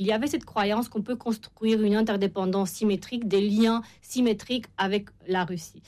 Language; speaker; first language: French; non-native, fluent; Romanian